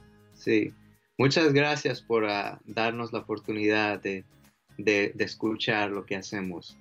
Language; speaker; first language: Spanish; early bilingual, heritage; Spanish